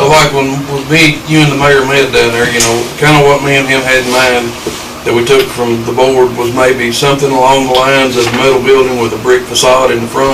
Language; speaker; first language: English; native; English